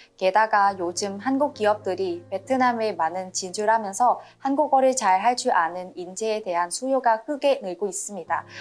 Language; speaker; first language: Korean; non-native, fluent; Vietnamese